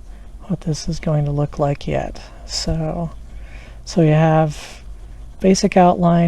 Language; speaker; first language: English; native; English